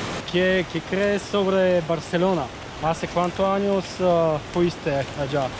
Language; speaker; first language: Spanish; non-native, learner; Bulgarian